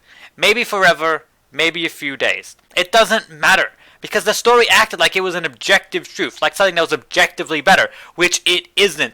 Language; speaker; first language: English; native; English